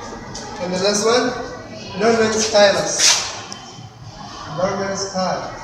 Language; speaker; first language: English; non-native, learner; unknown